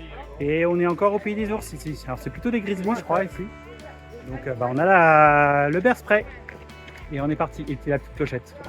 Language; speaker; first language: French; native; French